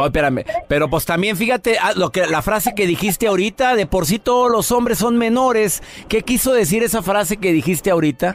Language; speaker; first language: Spanish; native; Spanish